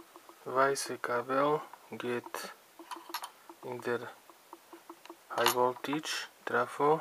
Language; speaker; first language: German; non-native, learner; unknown